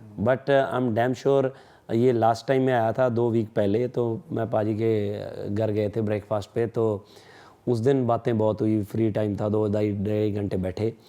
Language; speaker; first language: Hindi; non-native, local second language; Punjabi